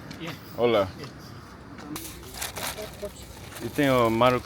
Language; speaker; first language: Portuguese; non-native, learner; English